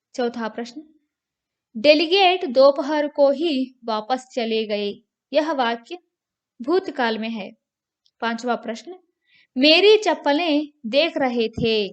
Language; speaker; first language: Hindi; non-native, local second language; Kannada